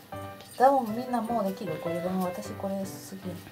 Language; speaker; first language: Japanese; non-native, learner; Spanish